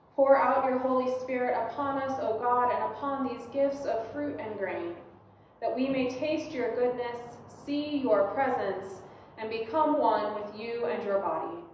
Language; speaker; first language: English; native; English